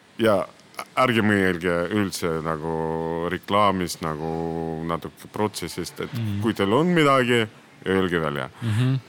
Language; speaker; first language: Estonian; non-native, local second language; Russian